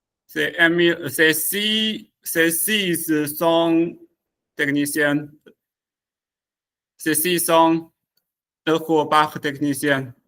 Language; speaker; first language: French; non-native, learner; Chinese